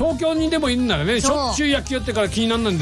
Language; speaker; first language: Japanese; native; Japanese